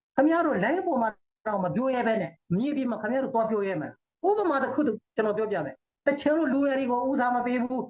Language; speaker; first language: Burmese; non-native, local second language; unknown